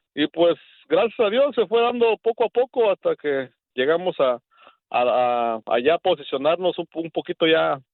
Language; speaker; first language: Spanish; native; Spanish